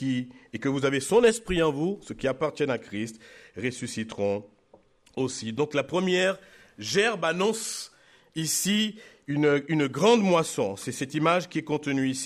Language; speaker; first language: French; native; French